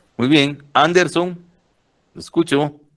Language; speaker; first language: Spanish; native; Spanish